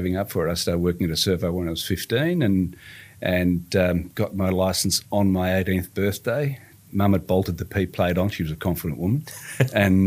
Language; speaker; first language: English; native; English